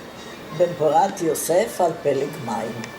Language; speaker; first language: Hebrew; non-native, fluent; Italian